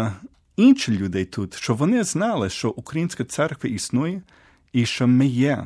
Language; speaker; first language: Ukrainian; early bilingual, heritage; Ukrainian